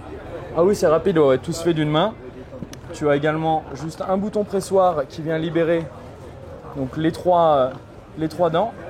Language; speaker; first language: French; native; French